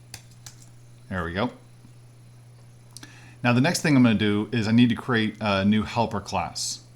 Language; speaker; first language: English; native; English